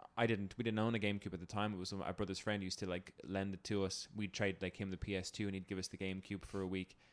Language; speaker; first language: English; native; English